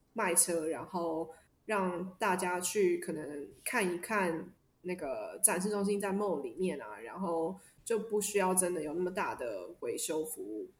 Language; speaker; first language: Chinese; native; Chinese